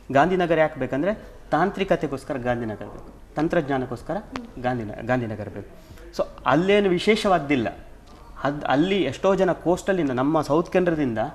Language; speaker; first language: Kannada; native; Kannada